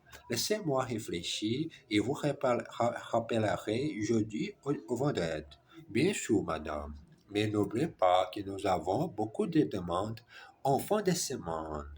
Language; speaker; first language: French; non-native, learner; German